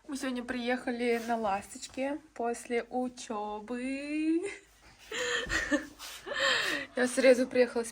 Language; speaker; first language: Russian; native; Russian